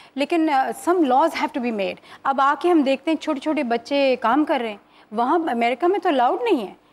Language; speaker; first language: Urdu; native; Urdu